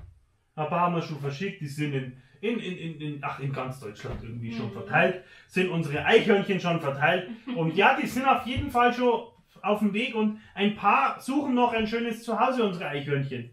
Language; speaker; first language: German; native; German